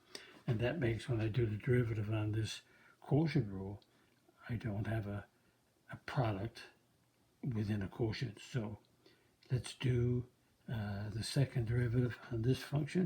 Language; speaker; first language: English; native; English